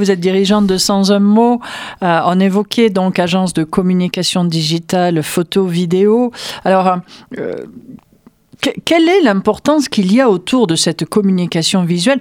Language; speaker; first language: French; native; French